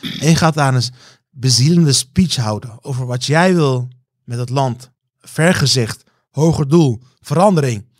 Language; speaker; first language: Dutch; early bilingual, other home language; Turkish